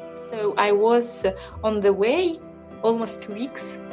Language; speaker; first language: English; non-native, learner; Russian